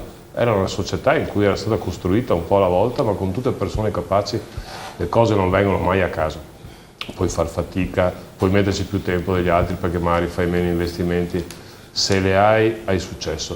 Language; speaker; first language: Italian; native; Italian